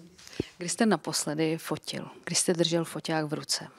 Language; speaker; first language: Czech; native; Czech